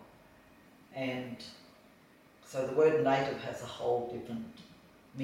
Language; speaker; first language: English; native; English